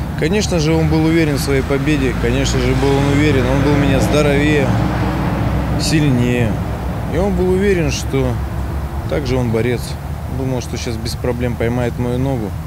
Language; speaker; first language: Russian; native; Russian